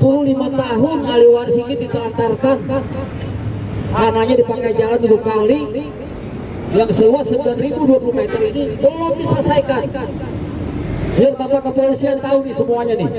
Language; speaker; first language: Indonesian; native; Indonesian